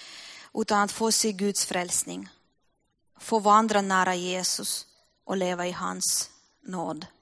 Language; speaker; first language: Swedish; non-native, fluent; Russian